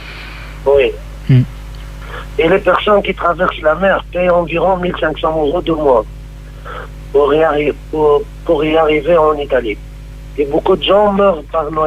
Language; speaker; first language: French; non-native, local second language; Arabic